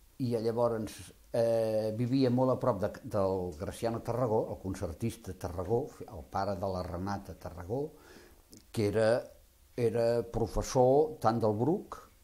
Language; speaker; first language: Catalan; native; Catalan